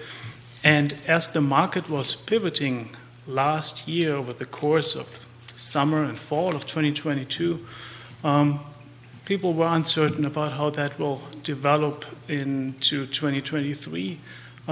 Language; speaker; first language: English; non-native, fluent; German